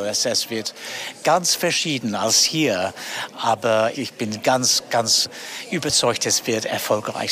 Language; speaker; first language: German; non-native, fluent; English